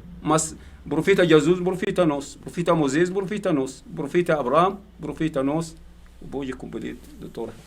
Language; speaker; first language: Portuguese; non-native, learner; Arabic